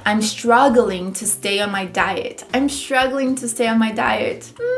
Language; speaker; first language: English; non-native, fluent; Portuguese